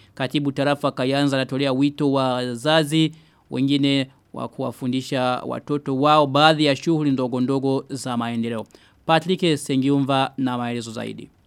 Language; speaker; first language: Swahili; non-native, local second language; Rundi